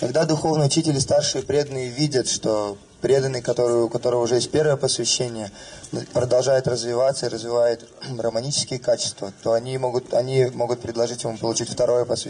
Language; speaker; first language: Russian; native; Russian